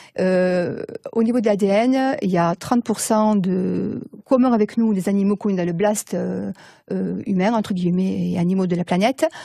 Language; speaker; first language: French; native; French